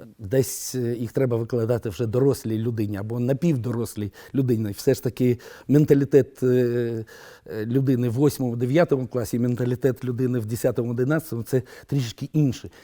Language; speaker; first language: Ukrainian; non-native, local second language; Romanian